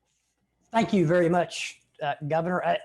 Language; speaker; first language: English; native; English